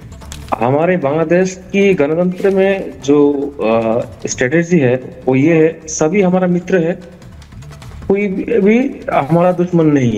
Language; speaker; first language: Hindi; non-native, local second language; Bangla